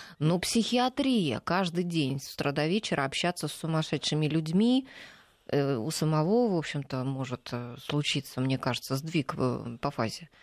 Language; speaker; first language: Russian; native; Russian